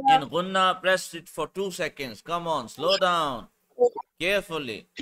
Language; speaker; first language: English; non-native, local second language; Urdu